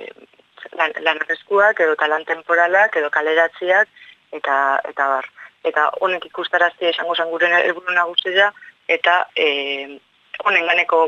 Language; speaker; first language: Basque; native; Basque